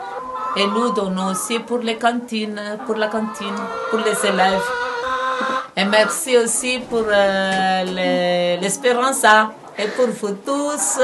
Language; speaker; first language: French; non-native, local second language; Malagasy